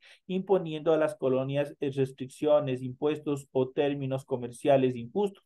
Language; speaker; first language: Spanish; native; Spanish